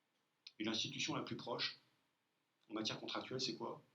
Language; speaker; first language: French; native; French